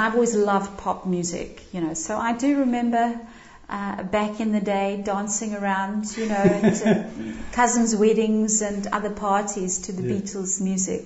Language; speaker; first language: English; native; English